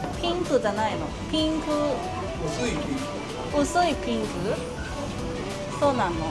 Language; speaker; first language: Japanese; non-native, learner; Thai